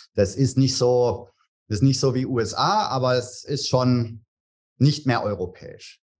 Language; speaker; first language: German; native; German